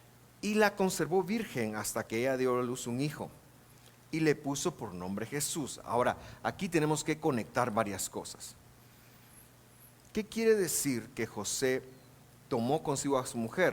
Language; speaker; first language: Spanish; native; Spanish